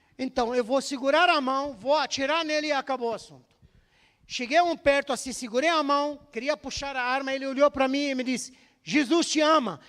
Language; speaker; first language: Portuguese; non-native, fluent; Arabic